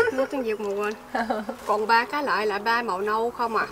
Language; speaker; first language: Vietnamese; early bilingual, heritage; Vietnamese